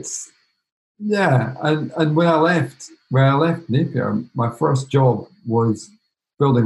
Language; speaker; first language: English; native; English